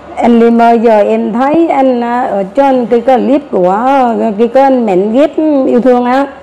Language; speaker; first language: Vietnamese; native; Vietnamese